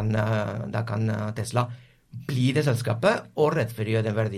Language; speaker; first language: Norwegian; non-native, fluent; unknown